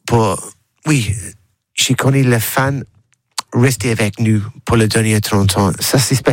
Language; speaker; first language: French; non-native, learner; English